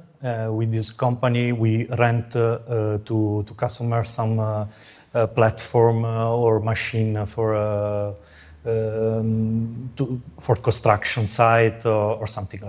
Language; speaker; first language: English; non-native, fluent; Italian